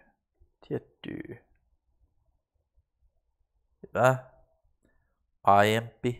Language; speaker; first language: Finnish; non-native, learner; English